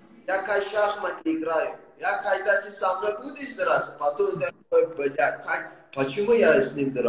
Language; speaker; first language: Russian; non-native, learner; Persian